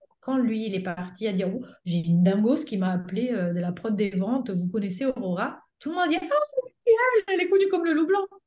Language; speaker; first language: French; non-native, fluent; Italian